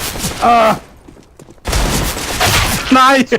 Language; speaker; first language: German; native; German